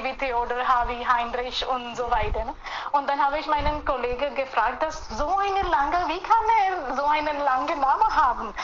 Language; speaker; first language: German; non-native, fluent; Hindi